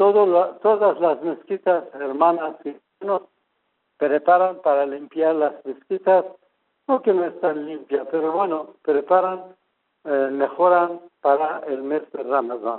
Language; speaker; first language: Spanish; non-native, fluent; Persian